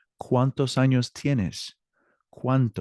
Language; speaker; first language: Spanish; non-native, fluent; English